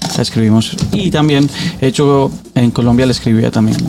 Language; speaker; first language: Spanish; native; Spanish